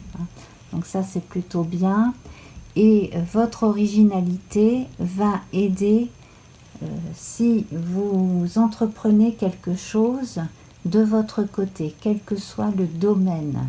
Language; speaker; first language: French; native; French